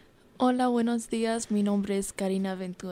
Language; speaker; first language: Spanish; early bilingual, heritage; Spanish